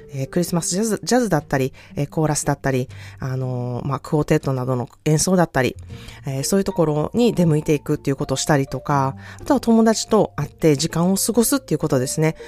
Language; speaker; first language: Japanese; native; Japanese